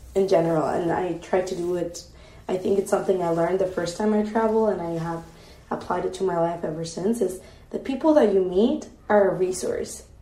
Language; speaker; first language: English; non-native, fluent; Spanish